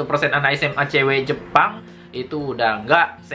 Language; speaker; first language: Indonesian; native; Indonesian